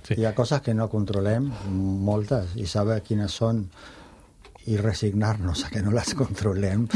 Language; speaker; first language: Catalan; non-native, fluent; Spanish